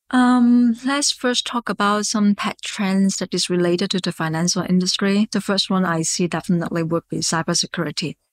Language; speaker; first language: English; non-native, local second language; Cantonese